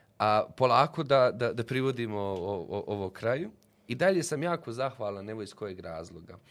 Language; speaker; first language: Bosnian; native; Bosnian